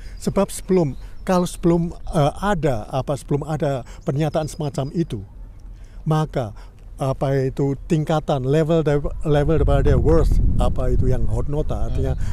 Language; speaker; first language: Indonesian; native; Indonesian